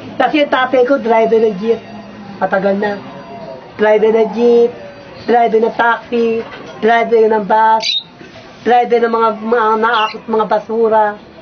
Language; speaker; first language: Filipino; native; Filipino